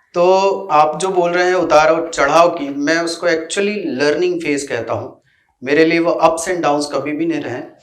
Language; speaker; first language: Hindi; native; Hindi